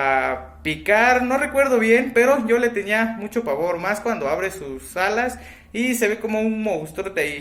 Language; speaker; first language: Spanish; native; Spanish